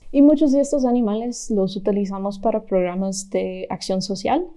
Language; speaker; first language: Spanish; non-native, fluent; English